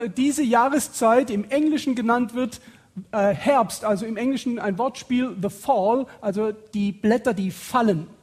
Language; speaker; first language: German; native; German